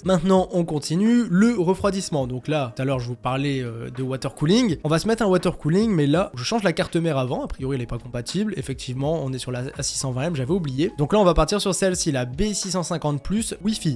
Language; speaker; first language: French; native; French